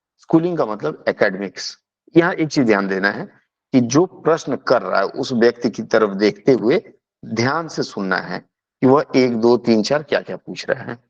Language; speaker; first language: Hindi; native; Hindi